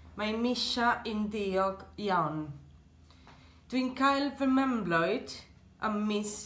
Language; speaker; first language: Welsh; non-native, learner; Spanish